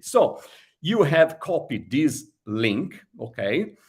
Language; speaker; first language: English; non-native, fluent; Italian